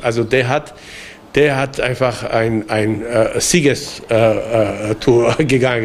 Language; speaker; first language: German; non-native, fluent; Armenian